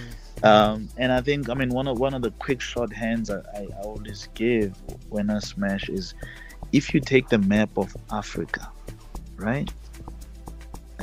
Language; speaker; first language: English; non-native, local second language; Tswana